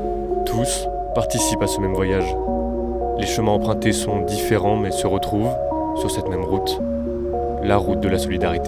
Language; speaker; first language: French; native; French